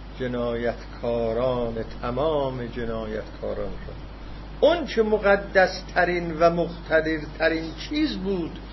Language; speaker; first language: Persian; non-native, local second language; Azerbaijani